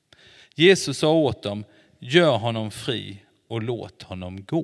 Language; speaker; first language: Swedish; non-native, fluent; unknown